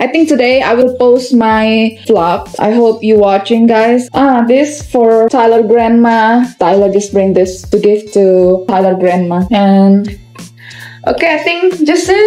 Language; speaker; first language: English; non-native, learner; Indonesian